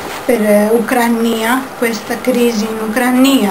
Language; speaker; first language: Italian; non-native, fluent; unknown